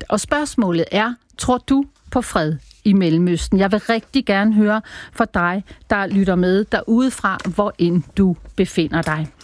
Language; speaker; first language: Danish; native; Danish